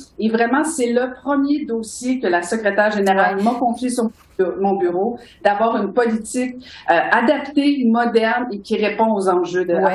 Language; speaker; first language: French; native; French